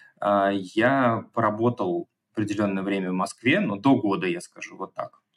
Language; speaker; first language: Russian; native; Russian